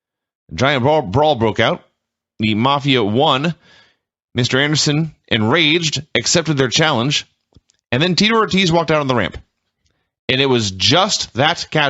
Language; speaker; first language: English; native; English